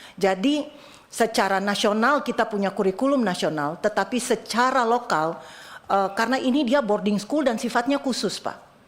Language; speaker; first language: Indonesian; native; Indonesian